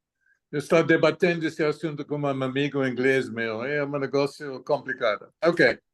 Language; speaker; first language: Portuguese; non-native, fluent; English